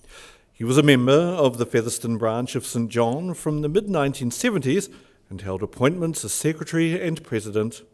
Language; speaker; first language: English; native; English